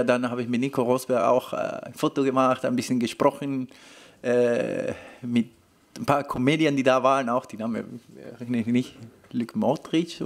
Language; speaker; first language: German; non-native, fluent; Spanish